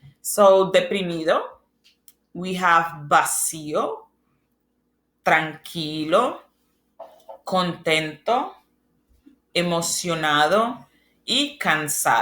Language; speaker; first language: Spanish; non-native, fluent; English